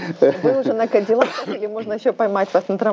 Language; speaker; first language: Russian; native; Russian